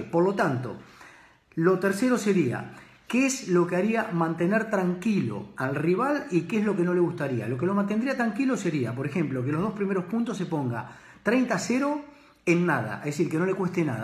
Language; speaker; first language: Spanish; native; Spanish